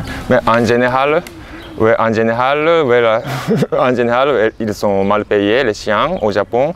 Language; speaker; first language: French; non-native, fluent; Japanese